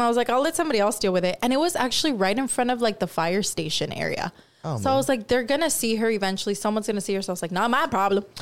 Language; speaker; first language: English; early bilingual, other home language; Spanish